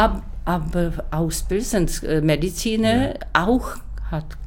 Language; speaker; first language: German; non-native, learner; Czech